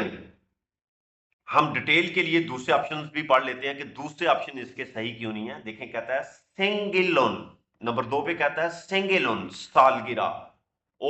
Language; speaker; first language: Urdu; non-native, local second language; Punjabi